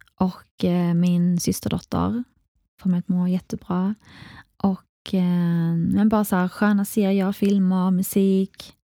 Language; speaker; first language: Swedish; early bilingual, other home language; Arabic